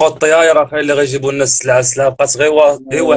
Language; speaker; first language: Arabic; native; Arabic